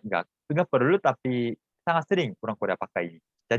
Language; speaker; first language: Indonesian; non-native, fluent; Korean